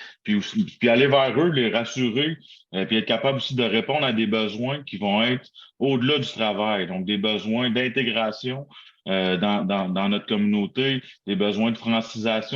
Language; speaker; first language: French; native; French